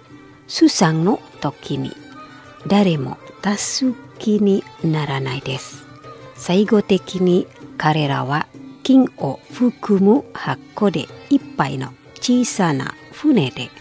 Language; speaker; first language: Japanese; non-native, fluent; Indonesian